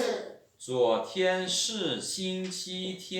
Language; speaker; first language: Chinese; non-native, fluent; Lao